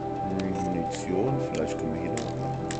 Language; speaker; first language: German; native; German